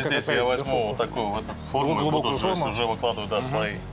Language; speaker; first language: Russian; native; Russian